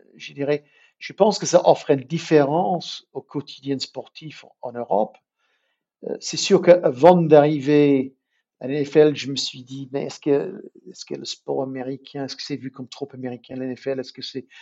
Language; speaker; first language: French; non-native, fluent; English